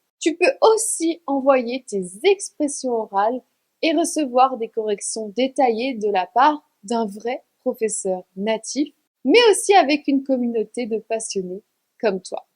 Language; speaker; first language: French; native; French